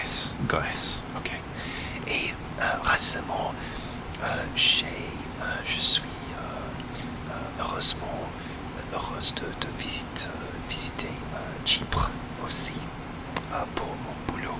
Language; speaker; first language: French; non-native, learner; English